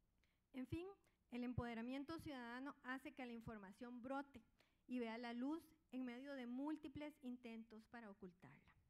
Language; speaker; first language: Spanish; native; Spanish